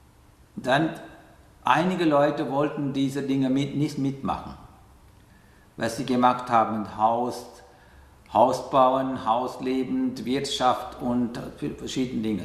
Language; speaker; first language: German; non-native, fluent; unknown